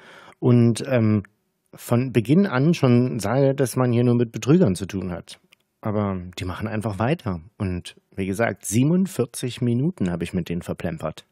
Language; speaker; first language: German; native; German